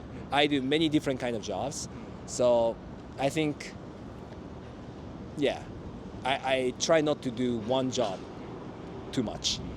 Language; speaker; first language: English; non-native, fluent; Japanese